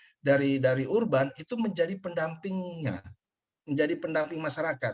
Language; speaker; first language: Indonesian; native; Indonesian